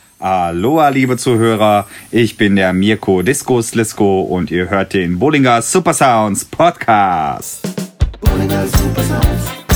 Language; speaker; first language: German; native; German